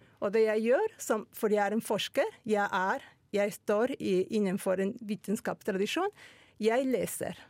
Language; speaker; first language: Norwegian; non-native, fluent; Spanish